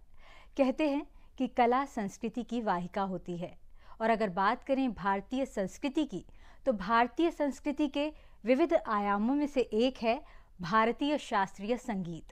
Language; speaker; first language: Hindi; native; Hindi